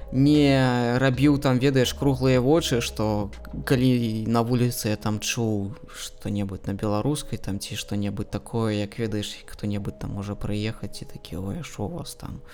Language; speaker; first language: Belarusian; non-native, local second language; Russian